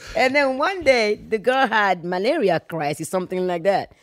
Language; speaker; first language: English; non-native, fluent; Fon